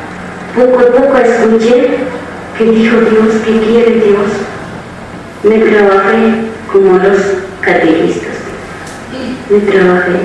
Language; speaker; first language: Spanish; non-native, local second language; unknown